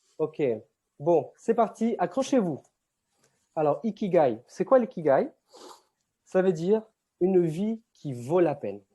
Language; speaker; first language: French; non-native, fluent; Spanish